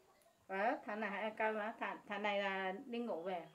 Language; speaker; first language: Vietnamese; non-native, local second language; Hmong